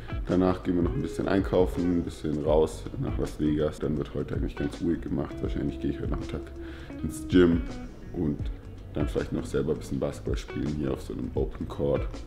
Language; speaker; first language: German; native; German